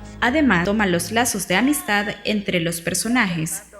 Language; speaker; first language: Spanish; native; Spanish